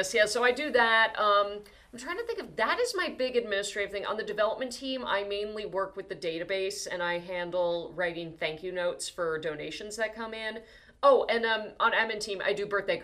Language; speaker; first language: English; native; English